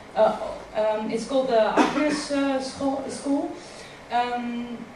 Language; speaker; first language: English; non-native, fluent; Dutch